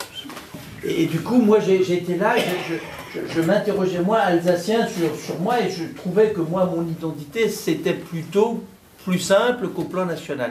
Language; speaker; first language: French; native; French